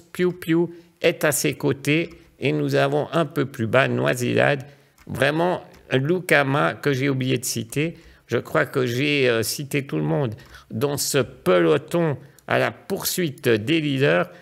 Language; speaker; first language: French; native; French